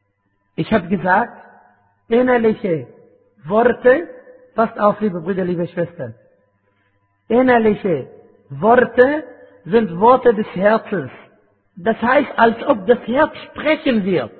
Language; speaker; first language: German; non-native, fluent; Arabic